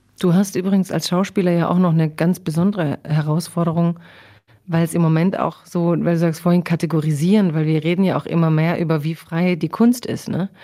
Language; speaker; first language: German; early bilingual, other home language; Croatian